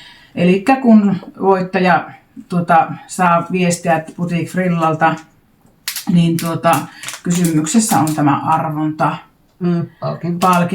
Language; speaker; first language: Finnish; native; Finnish